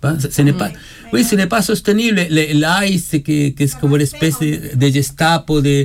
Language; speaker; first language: French; non-native, learner; Spanish